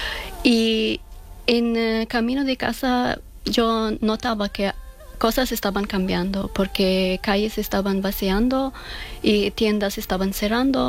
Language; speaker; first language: Spanish; non-native, fluent; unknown